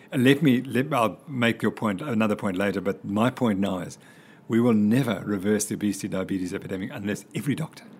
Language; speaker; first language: English; native; English